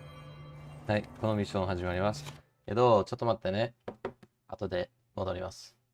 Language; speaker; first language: Japanese; non-native, learner; English